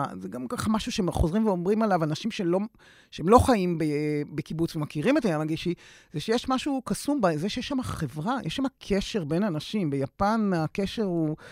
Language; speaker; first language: Hebrew; native; Hebrew